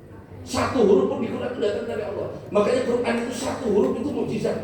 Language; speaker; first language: Indonesian; native; Indonesian